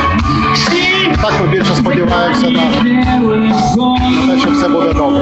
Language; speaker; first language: Ukrainian; native; Ukrainian